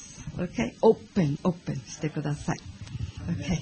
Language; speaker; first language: Japanese; non-native, learner; English